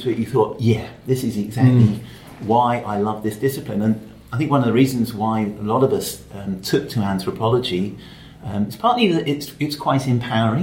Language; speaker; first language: English; native; English